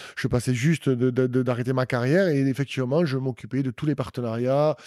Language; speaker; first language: French; native; French